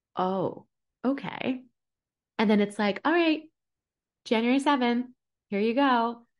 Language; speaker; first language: English; early bilingual, other home language; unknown